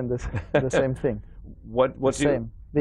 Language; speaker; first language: English; non-native, learner; Spanish